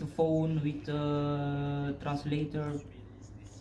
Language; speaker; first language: English; non-native, learner; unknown